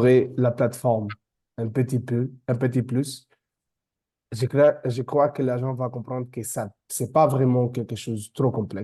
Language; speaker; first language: French; non-native, fluent; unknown